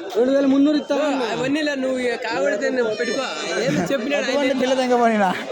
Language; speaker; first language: Telugu; native; Telugu